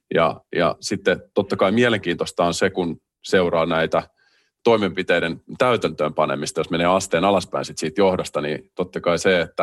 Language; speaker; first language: Finnish; native; Finnish